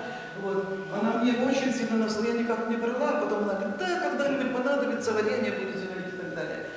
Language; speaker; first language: Russian; native; Russian